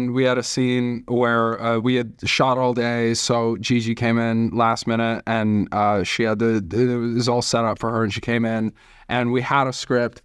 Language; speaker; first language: English; native; English